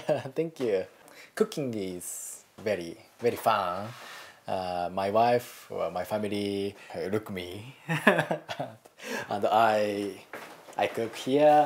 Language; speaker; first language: English; non-native, learner; Japanese